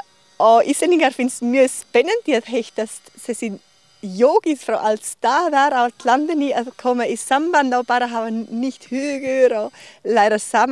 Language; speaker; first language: Icelandic; non-native, learner; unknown